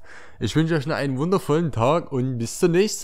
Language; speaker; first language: German; native; German